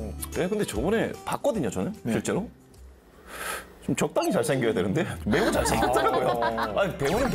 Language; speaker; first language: Korean; native; Korean